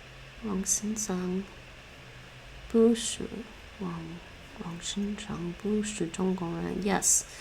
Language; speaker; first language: Chinese; non-native, learner; English